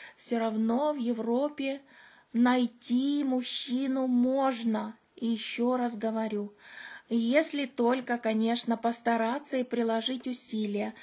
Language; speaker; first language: Russian; native; Russian